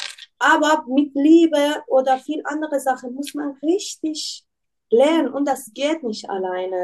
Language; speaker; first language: German; non-native, learner; Persian